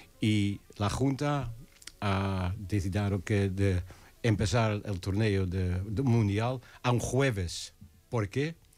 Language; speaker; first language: Spanish; non-native, learner; Dutch